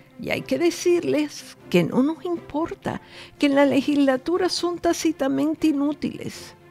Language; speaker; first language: Spanish; native; Spanish